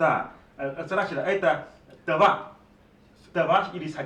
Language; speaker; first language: Russian; non-native, learner; Chinese